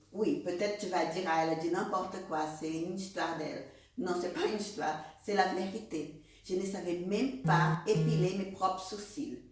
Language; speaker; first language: French; non-native, fluent; Portuguese